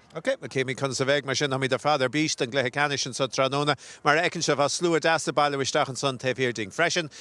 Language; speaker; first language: Irish; native; Irish